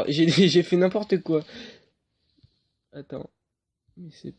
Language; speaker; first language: French; native; French